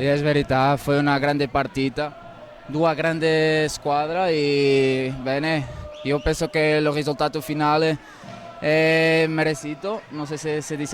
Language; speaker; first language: Italian; non-native, fluent; Portuguese